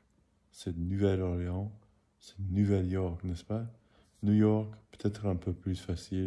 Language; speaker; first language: French; non-native, learner; English